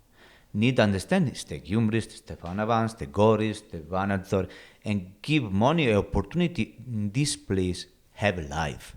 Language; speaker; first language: English; non-native, learner; Italian